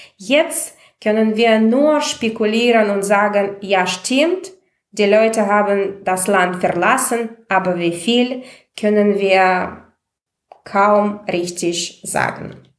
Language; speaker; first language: German; non-native, fluent; Russian